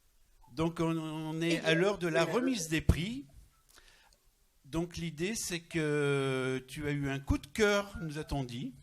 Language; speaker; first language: French; native; French